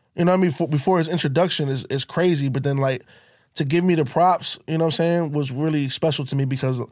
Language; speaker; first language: English; native; English